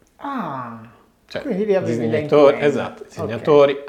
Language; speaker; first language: Italian; native; Italian